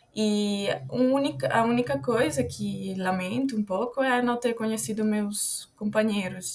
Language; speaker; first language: Portuguese; non-native, fluent; Italian